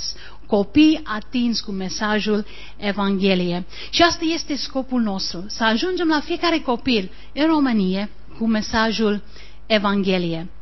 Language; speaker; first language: Romanian; non-native, learner; English